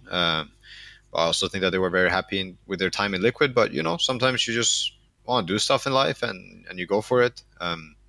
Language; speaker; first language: English; non-native, fluent; Danish